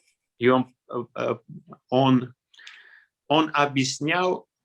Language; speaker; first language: Russian; non-native, local second language; Armenian